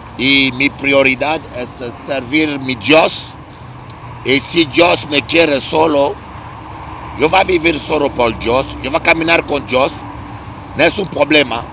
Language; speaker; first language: Spanish; non-native, learner; Lingala